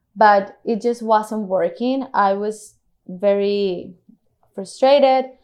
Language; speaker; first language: English; non-native, fluent; Spanish